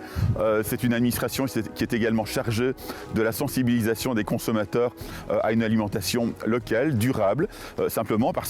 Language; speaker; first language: French; native; French